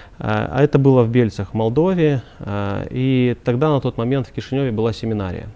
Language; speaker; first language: Russian; native; Russian